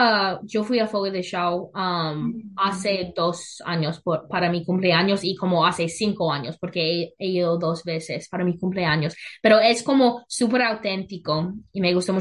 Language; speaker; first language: Spanish; non-native, learner; English